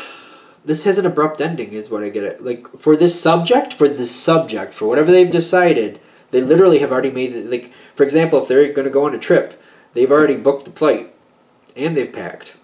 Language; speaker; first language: English; native; English